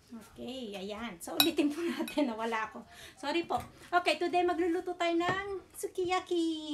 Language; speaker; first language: Filipino; native; Filipino